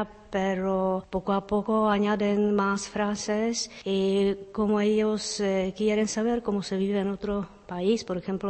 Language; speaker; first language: Spanish; non-native, fluent; Czech